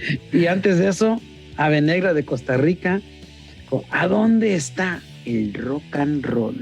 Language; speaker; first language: Spanish; early bilingual, heritage; Spanish